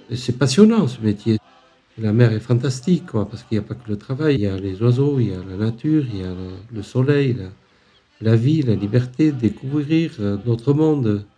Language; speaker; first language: French; native; French